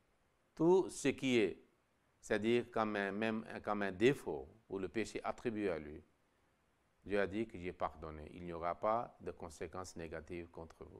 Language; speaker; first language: French; non-native, local second language; Wolof